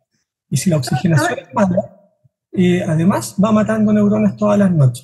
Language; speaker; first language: Spanish; native; Spanish